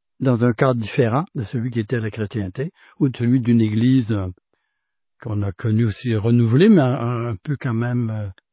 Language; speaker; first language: French; native; French